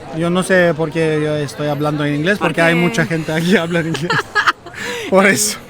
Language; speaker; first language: Spanish; non-native, fluent; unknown